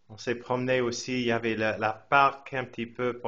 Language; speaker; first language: French; non-native, fluent; English